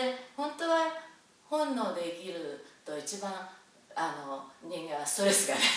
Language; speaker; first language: Japanese; native; Japanese